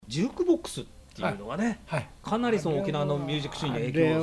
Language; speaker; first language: Japanese; native; Japanese